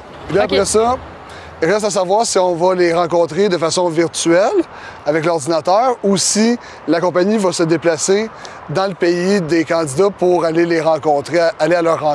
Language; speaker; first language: French; native; French